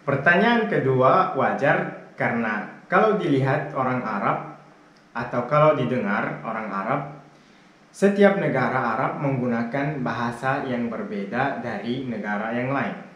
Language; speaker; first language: Indonesian; non-native, fluent; Arabic